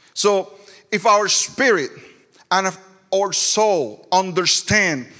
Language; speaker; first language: English; non-native, fluent; Spanish